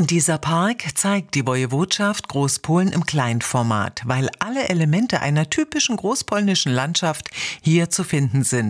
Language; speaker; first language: German; native; German